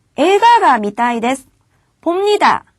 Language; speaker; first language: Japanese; non-native, fluent; Korean